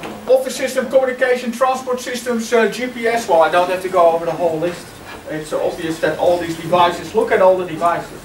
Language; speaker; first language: English; non-native, fluent; Dutch